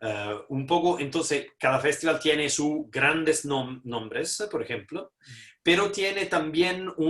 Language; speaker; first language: Spanish; non-native, fluent; Italian